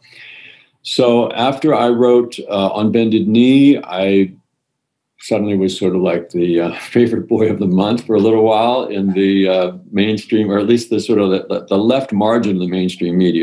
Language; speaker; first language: English; native; English